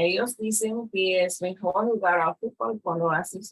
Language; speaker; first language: Spanish; non-native, fluent; English